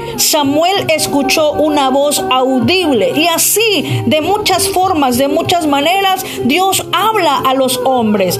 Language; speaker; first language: Spanish; native; Spanish